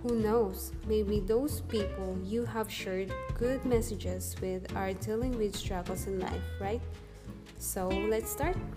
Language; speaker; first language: English; non-native, local second language; Hiligaynon